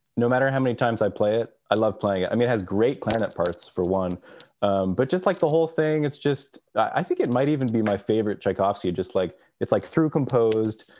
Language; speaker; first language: English; native; English